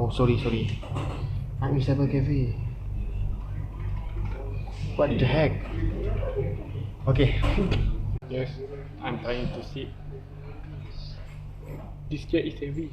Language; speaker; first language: English; non-native, local second language; Malay